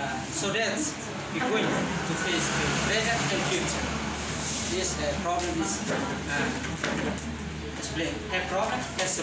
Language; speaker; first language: English; non-native, learner; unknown